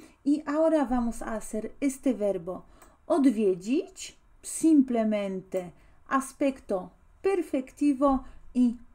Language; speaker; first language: Spanish; non-native, fluent; Polish